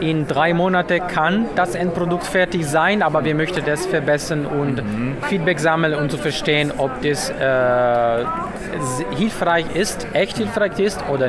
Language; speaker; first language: German; non-native, learner; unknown